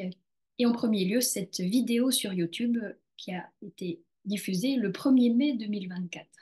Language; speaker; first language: French; native; French